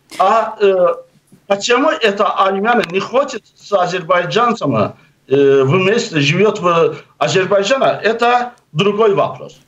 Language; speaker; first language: Russian; non-native, local second language; Azerbaijani